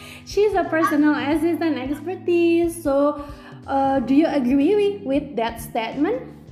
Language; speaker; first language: English; non-native, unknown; Indonesian